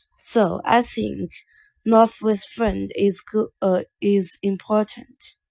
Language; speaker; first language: English; non-native, learner; Chinese